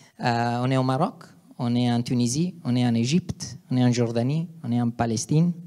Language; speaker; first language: French; non-native, fluent; Italian